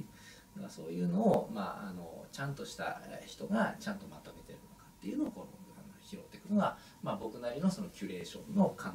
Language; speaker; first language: Japanese; native; Japanese